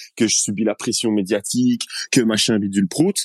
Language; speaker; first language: French; native; French